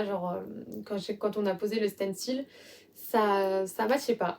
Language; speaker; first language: French; native; French